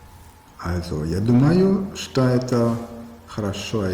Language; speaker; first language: Russian; non-native, learner; German